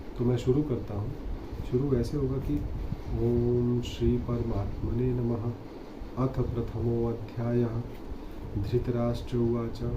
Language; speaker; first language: Hindi; native; Hindi